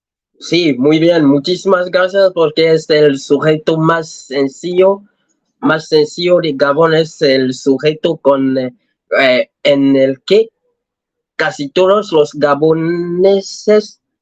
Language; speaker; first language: Spanish; non-native, learner; French